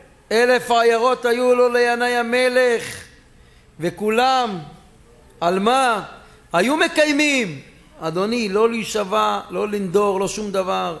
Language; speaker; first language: Hebrew; native; Hebrew